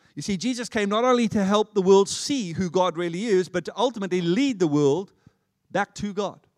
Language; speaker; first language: English; native; English